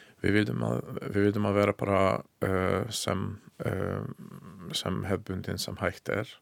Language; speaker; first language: Icelandic; non-native, learner; Hungarian